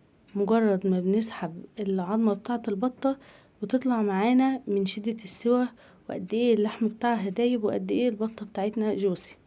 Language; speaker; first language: Arabic; native; Arabic